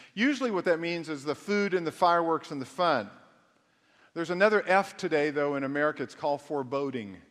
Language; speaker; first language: English; native; English